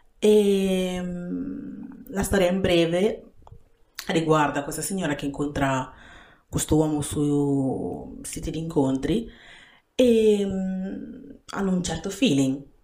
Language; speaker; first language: Italian; early bilingual, other home language; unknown